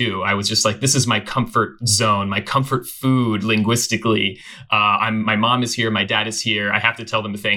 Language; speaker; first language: English; native; English